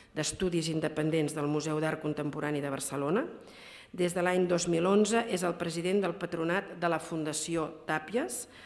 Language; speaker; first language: Catalan; native; Catalan